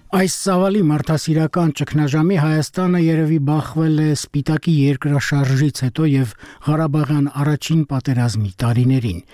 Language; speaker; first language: Armenian; native; Armenian